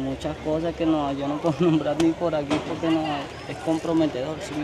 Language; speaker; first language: Spanish; native; Spanish